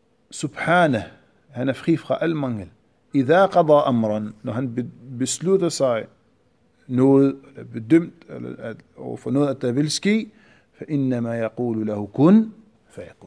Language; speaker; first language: Danish; non-native, fluent; Arabic